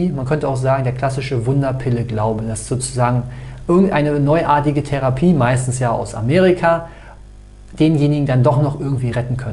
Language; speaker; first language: German; native; German